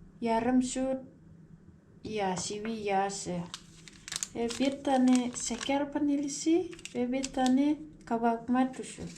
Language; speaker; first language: Turkish; non-native, learner; Indonesian